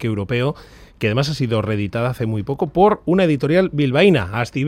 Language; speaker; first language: Spanish; native; Spanish